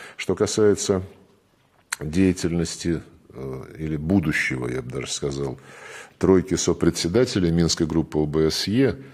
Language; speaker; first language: Russian; native; Russian